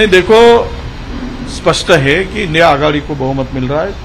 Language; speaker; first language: Hindi; non-native, local second language; Marathi